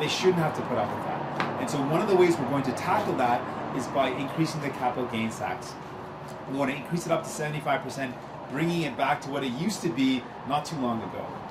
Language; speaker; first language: English; native; English